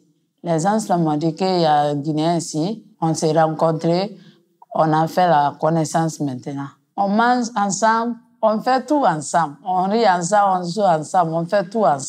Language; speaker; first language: French; non-native, local second language; Mandingo